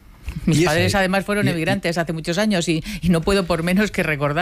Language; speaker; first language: Spanish; native; Spanish